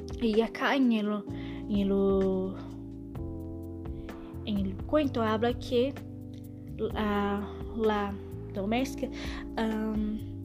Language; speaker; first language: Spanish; non-native, learner; Portuguese